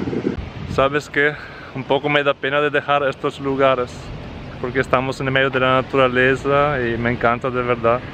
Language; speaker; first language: Spanish; non-native, fluent; Italian